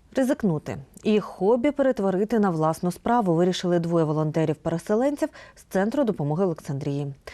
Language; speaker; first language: Ukrainian; native; Ukrainian